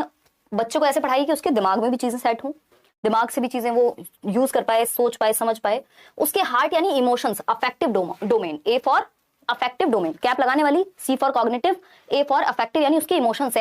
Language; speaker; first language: Hindi; native; Hindi